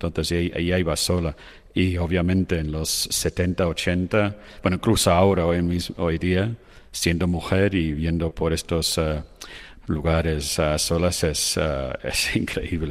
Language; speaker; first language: Spanish; non-native, fluent; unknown